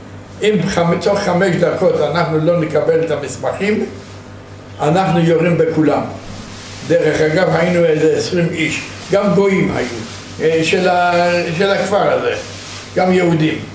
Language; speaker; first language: Hebrew; non-native, fluent; Yiddish